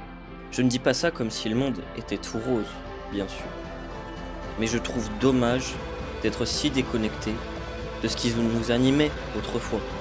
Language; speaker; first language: French; native; French